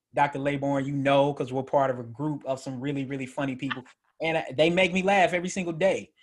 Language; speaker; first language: English; native; English